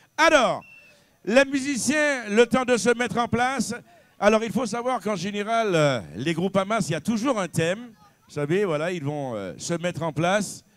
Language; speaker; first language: French; native; French